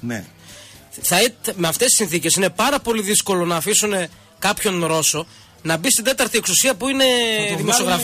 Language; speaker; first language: Greek; native; Greek